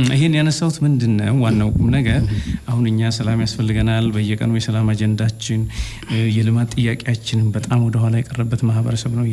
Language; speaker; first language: Amharic; native; Amharic